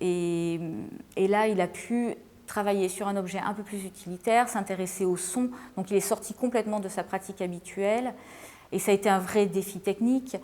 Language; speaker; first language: French; native; French